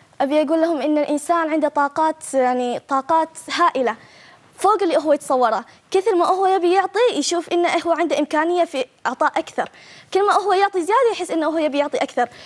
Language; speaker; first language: Arabic; early bilingual, other home language; Chinese